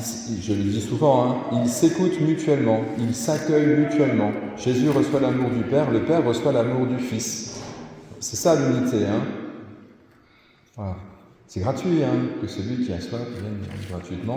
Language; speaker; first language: French; native; French